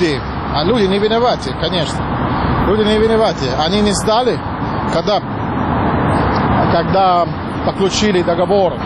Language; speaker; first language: Russian; non-native, learner; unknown